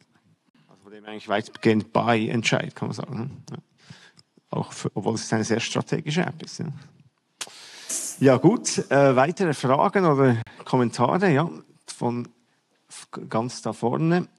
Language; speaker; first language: German; native; German